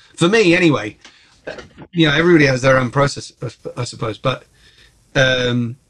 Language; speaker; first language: English; early bilingual, other home language; Czech